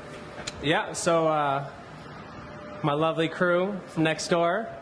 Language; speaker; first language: English; native; English